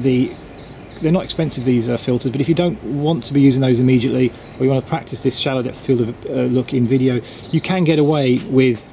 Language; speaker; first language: English; native; English